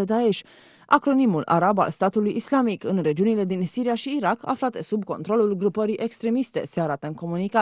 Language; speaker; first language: Romanian; native; Romanian